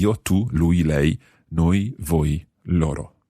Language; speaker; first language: Italian; non-native, fluent; English